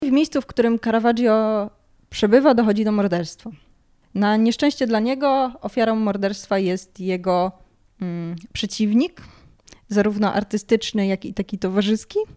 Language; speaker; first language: Polish; native; Polish